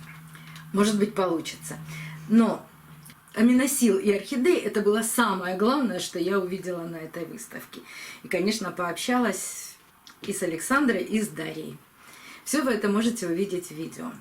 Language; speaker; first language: Russian; native; Russian